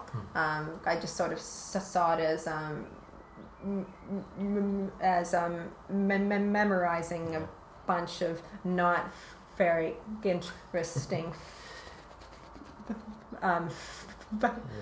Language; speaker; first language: English; native; English